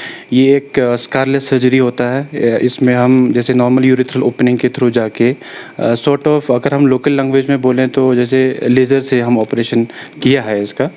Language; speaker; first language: Hindi; non-native, local second language; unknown